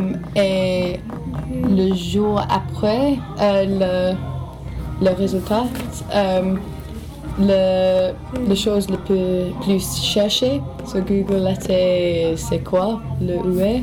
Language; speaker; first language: French; non-native, learner; English